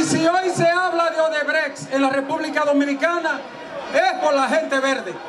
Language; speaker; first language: Spanish; native; Spanish